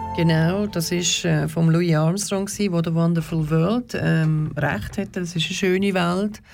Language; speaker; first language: German; early bilingual, other home language; Turkish